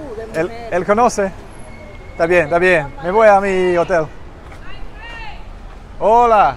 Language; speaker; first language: Spanish; non-native, learner; English